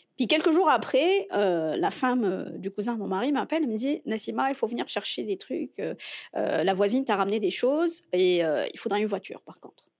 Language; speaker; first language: French; non-native, local second language; Arabic